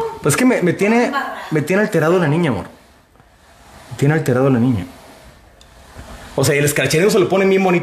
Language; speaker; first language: Spanish; native; Spanish